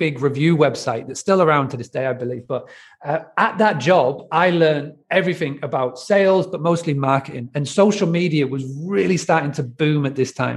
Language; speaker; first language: English; native; English